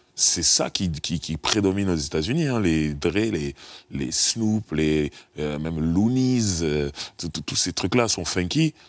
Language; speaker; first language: French; native; French